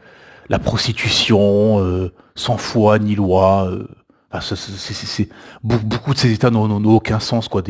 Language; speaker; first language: French; native; French